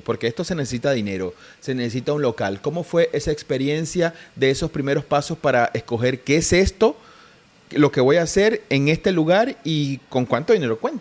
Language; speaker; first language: Spanish; native; Spanish